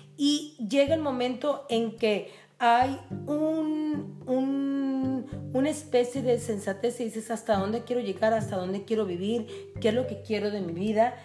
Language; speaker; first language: Spanish; native; Spanish